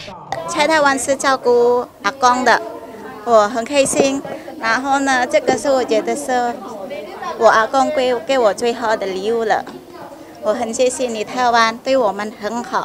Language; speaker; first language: Chinese; non-native, learner; Vietnamese